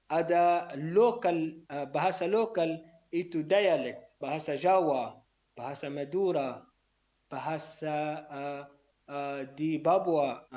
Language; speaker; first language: Indonesian; non-native, learner; Arabic